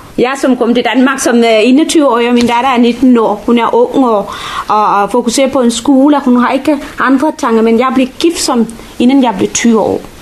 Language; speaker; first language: Danish; non-native, fluent; Tamil